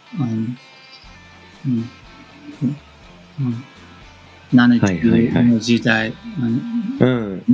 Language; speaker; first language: Japanese; non-native, learner; English